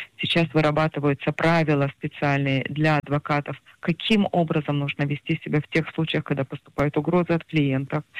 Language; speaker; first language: Russian; early bilingual, heritage; Russian